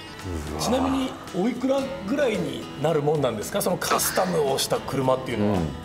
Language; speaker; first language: Japanese; native; Japanese